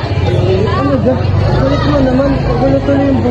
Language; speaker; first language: Filipino; native; Filipino